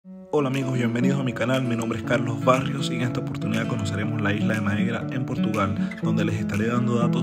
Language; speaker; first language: Spanish; native; Spanish